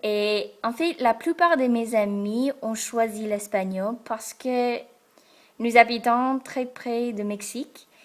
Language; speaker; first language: French; non-native, fluent; English